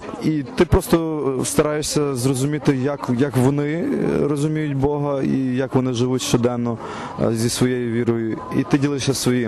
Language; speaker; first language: Ukrainian; native; Ukrainian